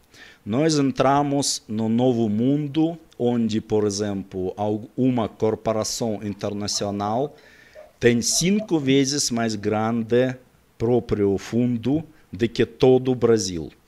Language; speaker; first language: Portuguese; non-native, learner; Russian